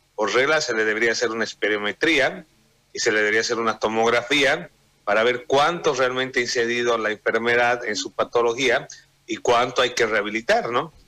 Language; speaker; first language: Spanish; native; Spanish